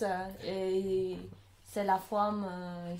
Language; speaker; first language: French; non-native, learner; Khmer